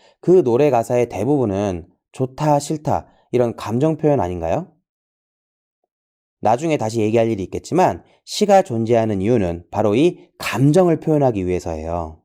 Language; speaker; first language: Korean; native; Korean